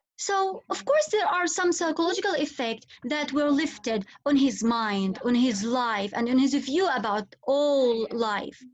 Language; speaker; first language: English; non-native, fluent; Arabic